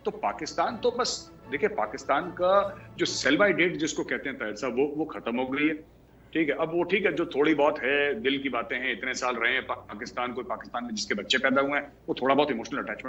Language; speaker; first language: Hindi; native; Hindi